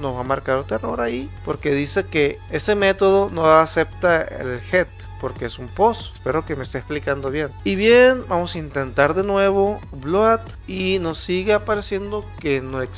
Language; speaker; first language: Spanish; native; Spanish